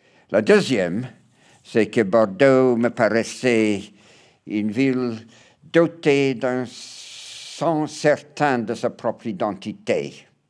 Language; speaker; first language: French; non-native, learner; English